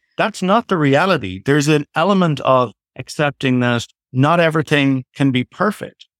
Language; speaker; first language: English; native; English